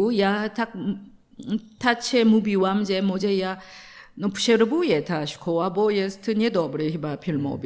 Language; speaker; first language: Polish; non-native, learner; Korean